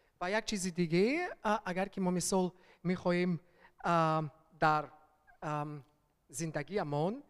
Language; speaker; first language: Persian; early bilingual, heritage; Persian